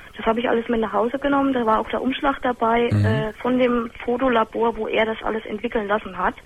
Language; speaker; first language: German; native; German